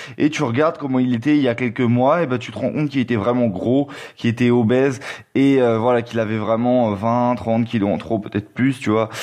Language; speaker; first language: French; native; French